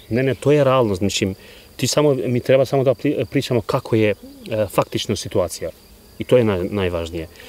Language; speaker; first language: Bosnian; non-native, local second language; Albanian